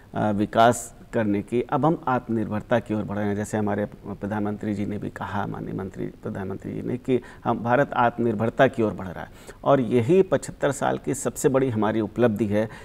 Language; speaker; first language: Hindi; native; Hindi